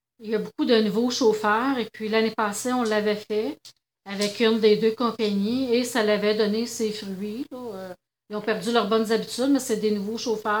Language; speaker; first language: French; native; French